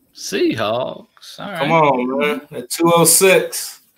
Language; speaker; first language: English; native; English